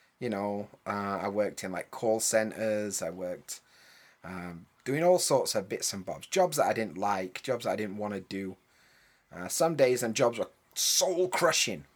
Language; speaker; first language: English; native; English